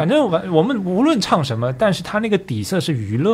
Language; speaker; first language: Chinese; native; Chinese